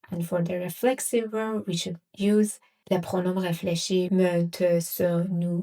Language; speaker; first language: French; non-native, fluent; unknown